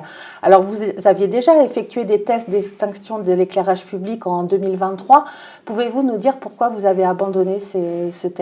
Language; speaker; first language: French; native; French